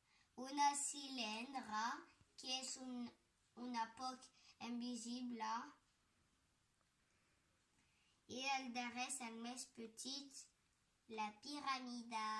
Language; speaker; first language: Catalan; non-native, local second language; French